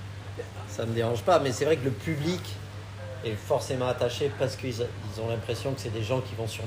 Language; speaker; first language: French; native; French